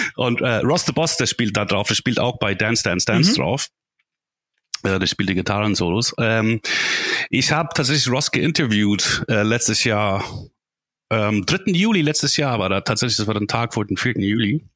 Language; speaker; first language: German; non-native, fluent; English